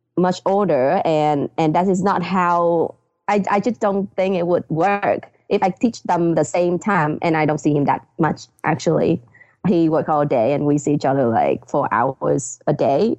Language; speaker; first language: English; non-native, fluent; Vietnamese